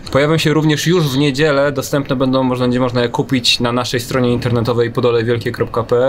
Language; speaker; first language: Polish; native; Polish